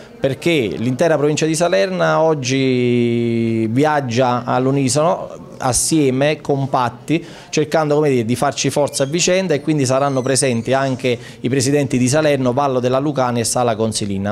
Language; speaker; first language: Italian; native; Italian